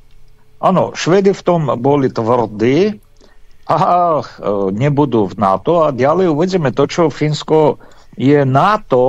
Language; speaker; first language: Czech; non-native, fluent; Armenian